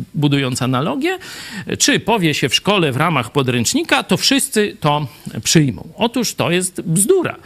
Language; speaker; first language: Polish; native; Polish